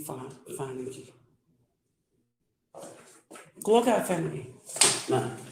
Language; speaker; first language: Portuguese; non-native, learner; English